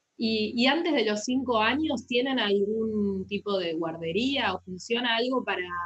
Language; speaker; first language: Spanish; native; Spanish